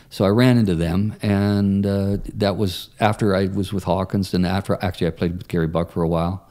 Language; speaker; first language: English; native; English